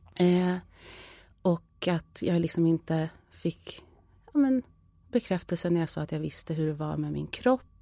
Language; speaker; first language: Swedish; early bilingual, other home language; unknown